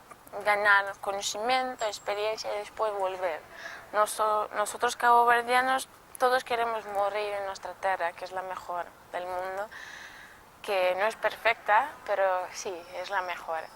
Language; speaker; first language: Spanish; non-native, local second language; Portuguese